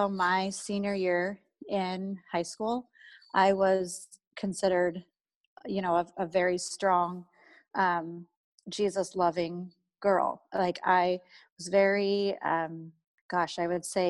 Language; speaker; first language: English; native; English